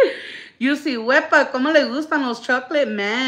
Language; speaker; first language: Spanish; early bilingual, heritage; Spanish